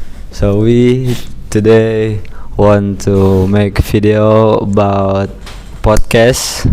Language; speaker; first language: English; non-native, learner; Indonesian